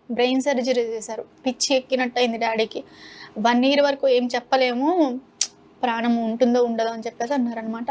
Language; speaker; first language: Telugu; non-native, local second language; Hindi